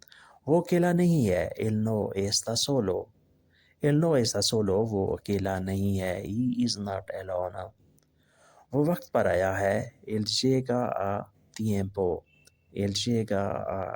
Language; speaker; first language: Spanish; non-native, learner; Urdu